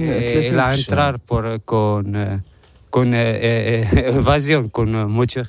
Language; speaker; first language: Spanish; non-native, learner; Arabic